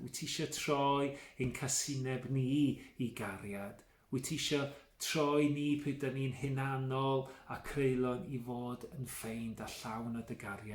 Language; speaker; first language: Welsh; native; Welsh